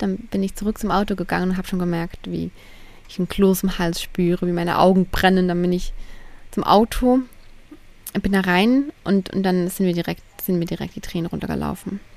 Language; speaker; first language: German; native; German